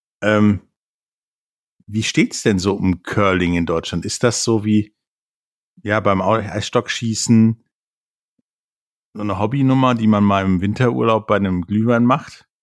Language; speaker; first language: German; native; German